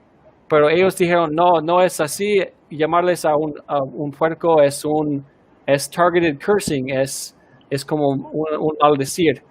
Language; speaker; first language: Spanish; non-native, fluent; English